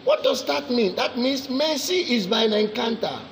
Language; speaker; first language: English; non-native, local second language; Yoruba